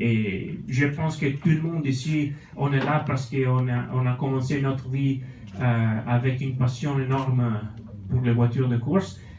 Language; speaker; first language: French; non-native, fluent; Italian